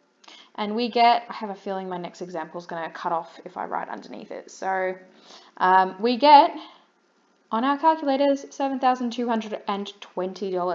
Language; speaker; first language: English; native; English